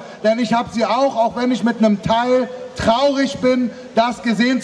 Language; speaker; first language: German; early bilingual, other home language; Arabic